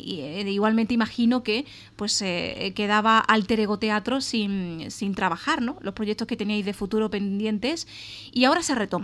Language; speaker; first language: Spanish; native; Spanish